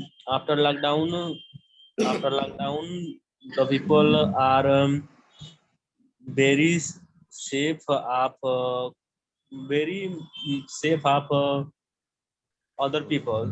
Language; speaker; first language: English; non-native, learner; Hindi